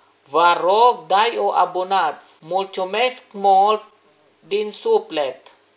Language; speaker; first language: Romanian; non-native, learner; Filipino